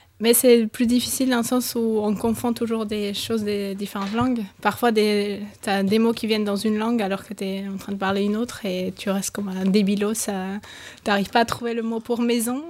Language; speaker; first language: French; non-native, fluent; Spanish